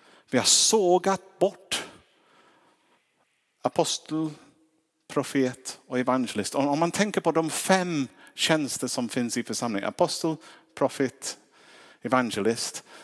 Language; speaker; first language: Swedish; non-native, fluent; English